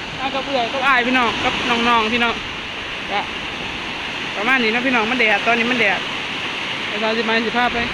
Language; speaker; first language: Thai; non-native, local second language; Lao